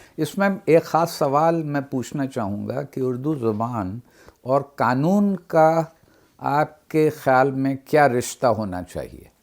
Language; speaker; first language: Urdu; native; Urdu